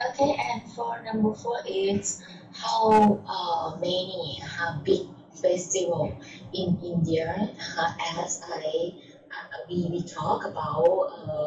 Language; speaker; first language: English; non-native, learner; Thai